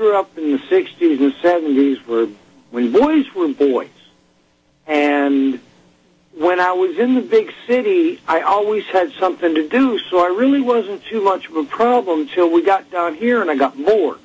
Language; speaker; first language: English; native; English